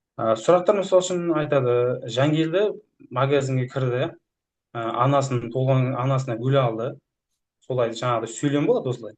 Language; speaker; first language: Kazakh; early bilingual, heritage; Kazakh